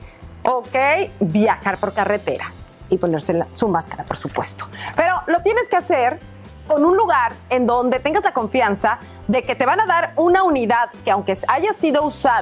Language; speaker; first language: Spanish; native; Spanish